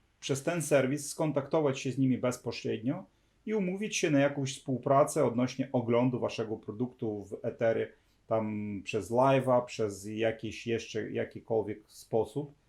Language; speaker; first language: Polish; non-native, fluent; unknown